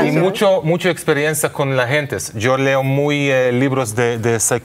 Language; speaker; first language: Spanish; non-native, learner; Hebrew